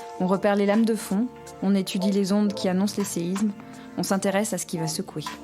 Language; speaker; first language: French; native; French